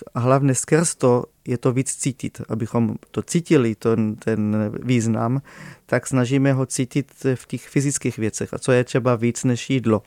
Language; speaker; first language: Czech; non-native, fluent; Hebrew